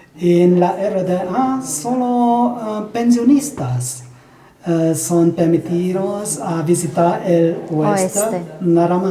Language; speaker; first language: Spanish; non-native, fluent; German